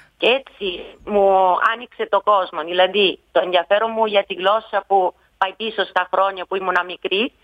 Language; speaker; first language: Greek; non-native, fluent; Italian